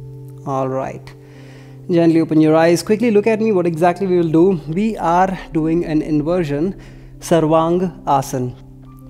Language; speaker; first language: English; non-native, local second language; Hindi